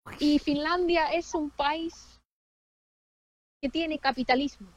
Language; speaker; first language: Spanish; non-native, fluent; Finnish